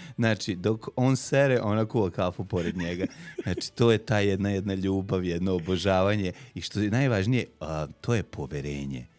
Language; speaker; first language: Serbian; native; Serbian